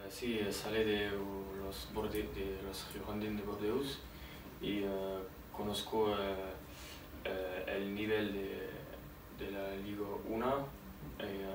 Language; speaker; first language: Spanish; non-native, learner; French